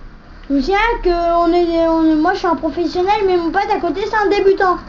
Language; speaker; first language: French; native; French